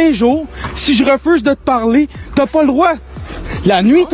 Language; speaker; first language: French; native; French